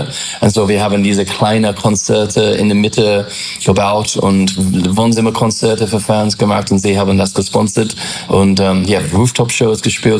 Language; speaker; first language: German; non-native, learner; English